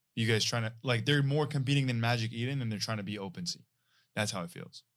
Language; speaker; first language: English; non-native, fluent; Arabic